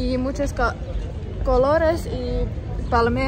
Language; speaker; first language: Spanish; non-native, learner; Finnish